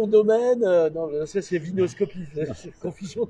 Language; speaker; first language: French; native; French